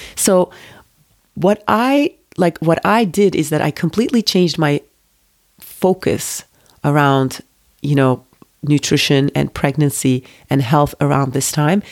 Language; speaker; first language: English; non-native, fluent; Turkish